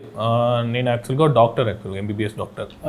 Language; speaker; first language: Telugu; non-native, learner; Tamil